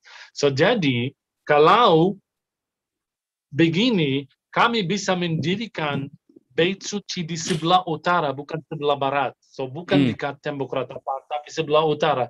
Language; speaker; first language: Indonesian; non-native, fluent; Arabic